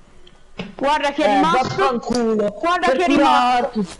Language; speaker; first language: Italian; native; Italian